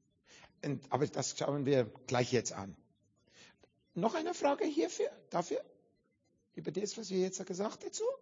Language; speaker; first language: German; non-native, learner; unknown